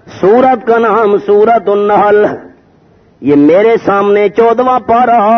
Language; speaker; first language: Urdu; native; Urdu